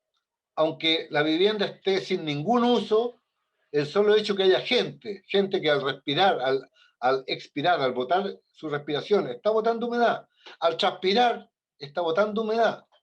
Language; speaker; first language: Spanish; native; Spanish